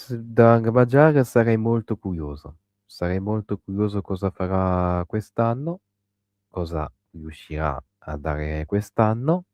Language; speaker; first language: Italian; native; Italian